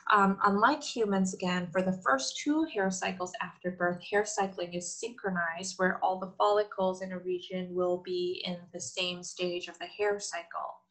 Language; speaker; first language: English; non-native, fluent; Korean